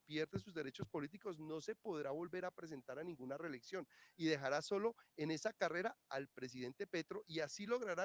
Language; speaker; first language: Spanish; native; Spanish